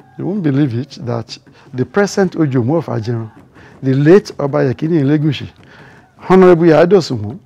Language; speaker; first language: English; non-native, local second language; Yoruba